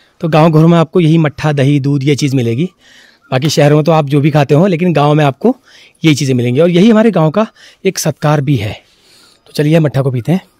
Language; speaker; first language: Hindi; native; Hindi